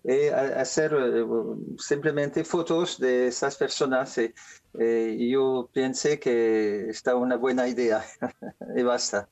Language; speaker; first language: Spanish; non-native, learner; French